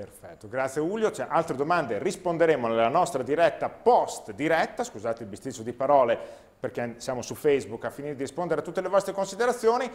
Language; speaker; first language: Italian; native; Italian